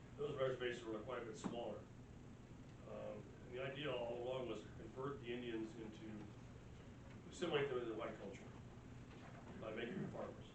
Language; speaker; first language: English; native; English